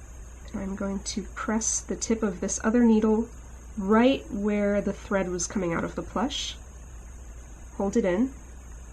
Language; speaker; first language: English; native; English